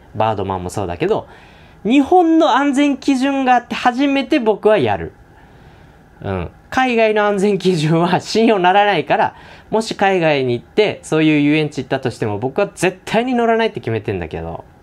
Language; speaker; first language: Japanese; native; Japanese